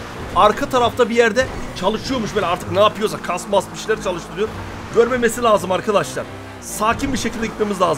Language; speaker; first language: Turkish; native; Turkish